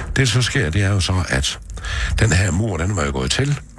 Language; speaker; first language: Danish; native; Danish